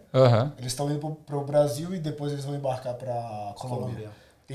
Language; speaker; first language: Portuguese; native; Portuguese